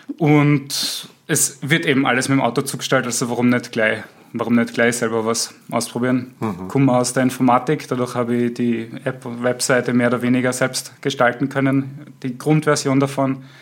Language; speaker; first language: German; native; German